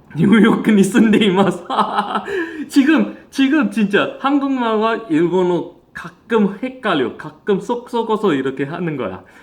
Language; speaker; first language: Korean; non-native, fluent; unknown